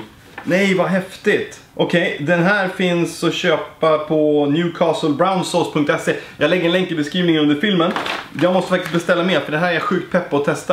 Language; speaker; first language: Swedish; native; Swedish